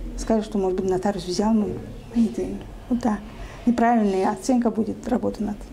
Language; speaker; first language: Russian; non-native, local second language; Tajik